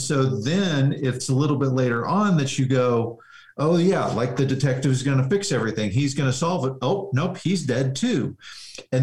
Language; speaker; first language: English; native; English